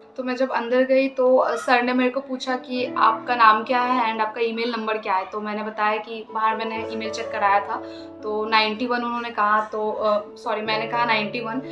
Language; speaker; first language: Hindi; non-native, local second language; Assamese